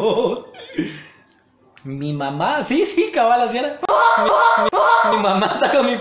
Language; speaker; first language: Spanish; native; Spanish